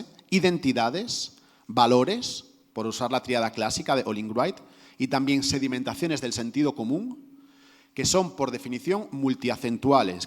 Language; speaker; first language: Spanish; native; Spanish